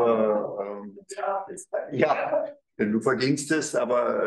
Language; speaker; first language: German; native; German